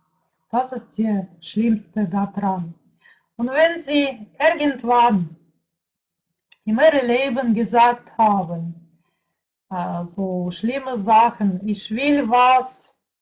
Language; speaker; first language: German; non-native, fluent; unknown